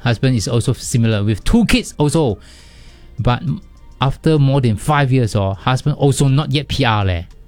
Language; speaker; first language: English; non-native, local second language; Chinese